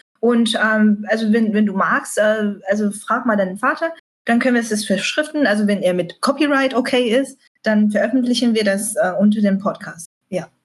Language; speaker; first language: German; non-native, fluent; Chinese